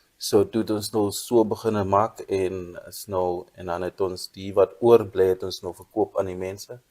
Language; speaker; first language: Afrikaans; non-native, local second language; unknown